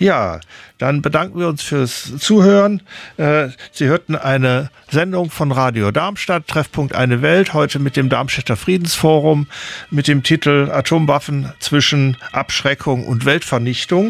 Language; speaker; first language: German; native; German